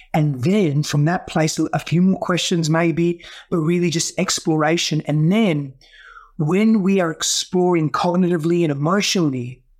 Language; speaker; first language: English; non-native, local second language; Greek